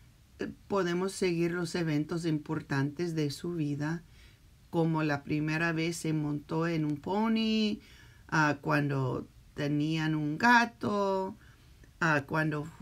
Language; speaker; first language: Spanish; early bilingual, heritage; Spanish